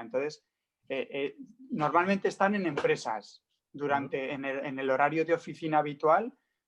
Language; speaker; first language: Spanish; native; Spanish